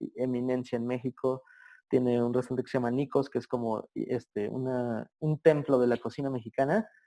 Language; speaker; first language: Spanish; native; Spanish